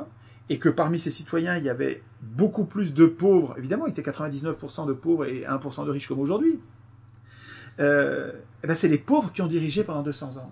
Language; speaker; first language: French; native; French